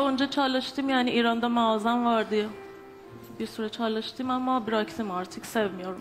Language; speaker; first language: Turkish; non-native, learner; Persian